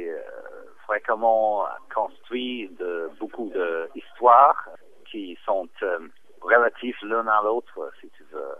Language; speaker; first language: French; non-native, fluent; English